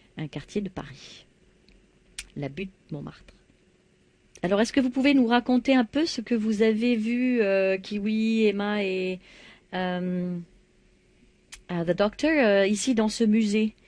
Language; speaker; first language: French; native; French